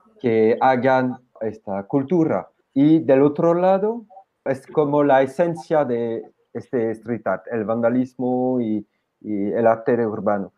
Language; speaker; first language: Spanish; non-native, fluent; French